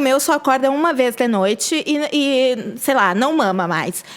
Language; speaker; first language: Portuguese; native; Portuguese